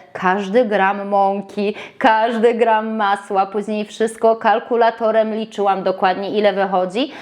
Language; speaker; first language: Polish; native; Polish